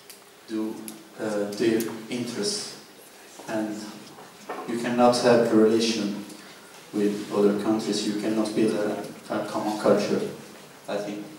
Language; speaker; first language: English; non-native, learner; Italian